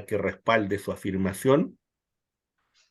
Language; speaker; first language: Spanish; native; Spanish